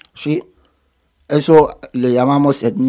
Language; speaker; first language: Spanish; non-native, fluent; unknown